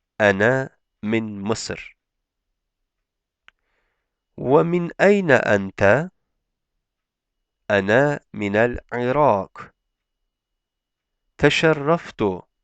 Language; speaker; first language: Arabic; non-native, fluent; Turkish